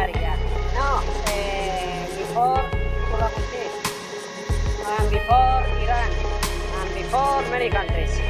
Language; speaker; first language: English; non-native, learner; Spanish